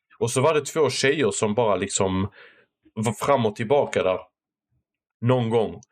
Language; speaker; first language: Swedish; early bilingual, other home language; Arabic